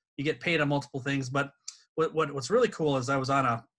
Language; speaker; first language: English; native; English